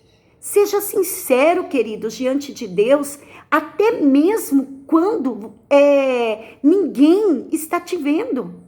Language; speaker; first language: Portuguese; native; Portuguese